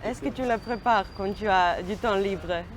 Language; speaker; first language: French; non-native, learner; Serbian